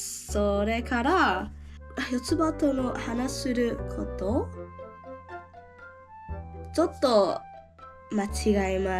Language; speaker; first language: Japanese; non-native, learner; English